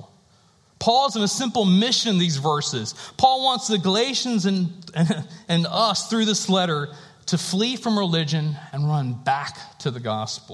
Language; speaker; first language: English; native; English